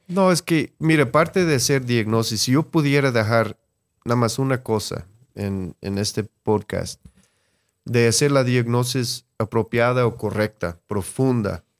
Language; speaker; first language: Spanish; non-native, fluent; English